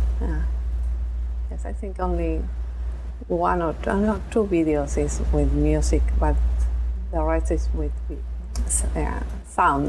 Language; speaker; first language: English; non-native, learner; Spanish